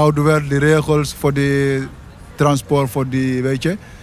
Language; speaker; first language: Dutch; non-native, learner; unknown